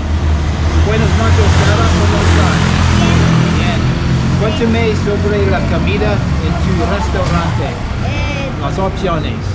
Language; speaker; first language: Spanish; non-native, learner; English